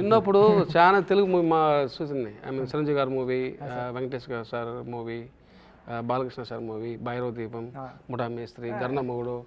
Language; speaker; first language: Telugu; non-native, learner; Tamil